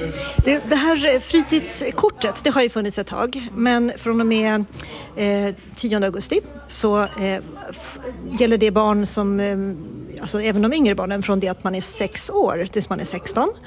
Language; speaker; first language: Swedish; native; Swedish